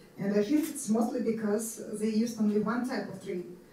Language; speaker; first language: English; non-native, learner; Russian